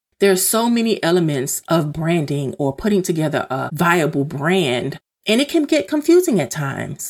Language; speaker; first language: English; native; English